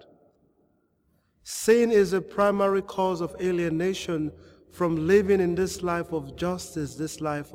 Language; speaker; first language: English; non-native, local second language; Igbo